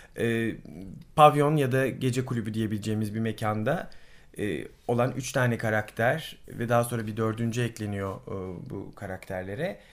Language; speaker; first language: Turkish; native; Turkish